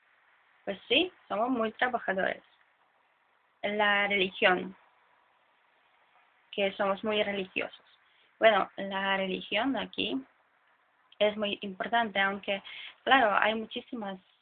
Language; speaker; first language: Spanish; non-native, fluent; Polish